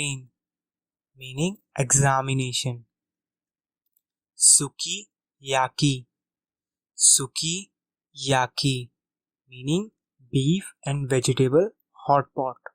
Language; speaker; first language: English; non-native, local second language; Hindi